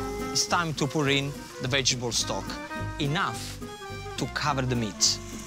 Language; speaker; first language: English; non-native, fluent; Italian